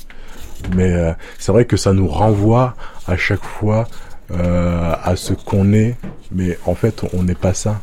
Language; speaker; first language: French; early bilingual, other home language; Arabic